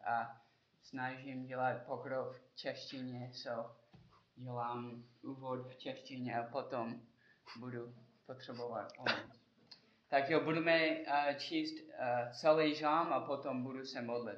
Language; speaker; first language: Czech; non-native, learner; English